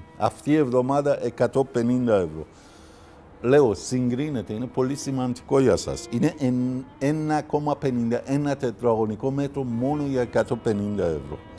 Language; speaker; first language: Greek; non-native, learner; Persian